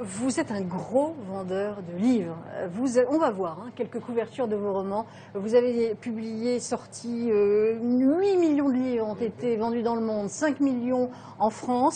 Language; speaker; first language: French; native; French